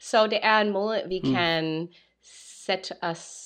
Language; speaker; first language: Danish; non-native, learner; English